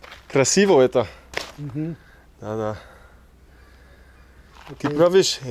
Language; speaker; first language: Bulgarian; non-native, learner; English